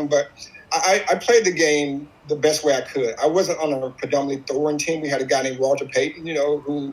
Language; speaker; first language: English; native; English